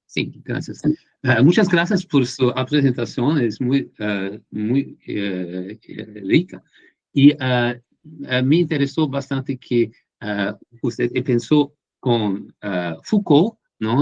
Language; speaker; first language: Spanish; non-native, fluent; Portuguese